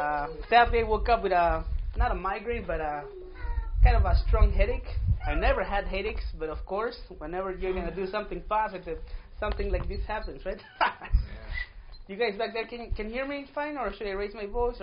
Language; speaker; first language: English; non-native, fluent; Spanish